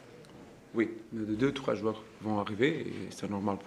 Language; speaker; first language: French; non-native, learner; Portuguese